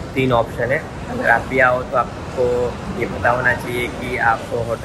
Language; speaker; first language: Hindi; non-native, local second language; Gujarati